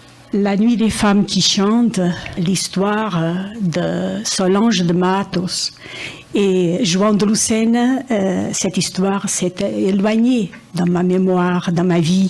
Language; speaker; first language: French; non-native, fluent; Portuguese